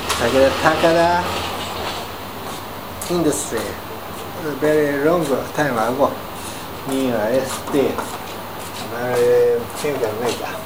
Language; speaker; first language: English; non-native, learner; Japanese